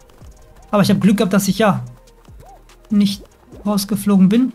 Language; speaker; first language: German; native; German